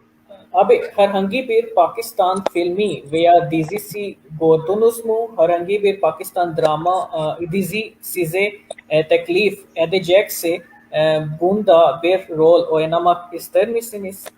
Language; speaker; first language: Turkish; non-native, learner; Urdu